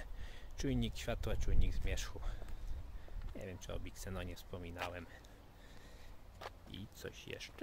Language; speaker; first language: Polish; native; Polish